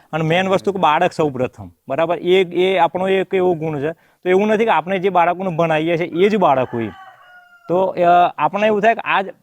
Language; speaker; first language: Gujarati; native; Gujarati